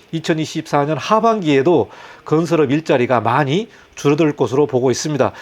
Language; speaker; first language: Korean; native; Korean